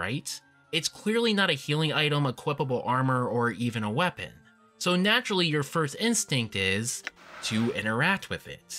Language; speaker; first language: English; native; English